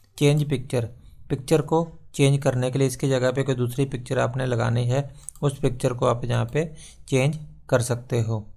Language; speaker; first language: Hindi; non-native, local second language; Punjabi